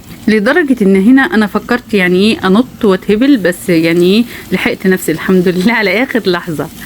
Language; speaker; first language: Arabic; native; Arabic